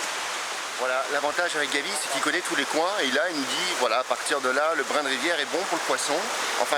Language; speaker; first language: French; native; French